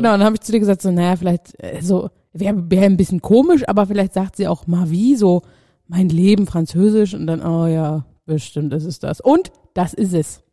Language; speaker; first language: German; native; German